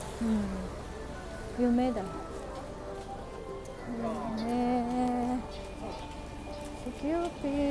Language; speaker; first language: Japanese; non-native, fluent; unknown